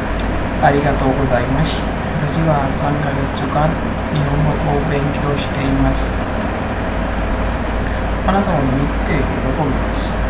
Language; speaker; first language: Japanese; non-native, learner; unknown